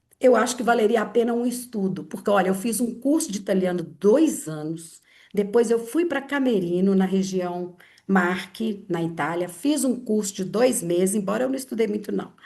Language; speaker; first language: Portuguese; native; Portuguese